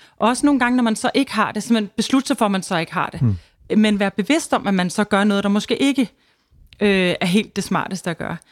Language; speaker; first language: Danish; native; Danish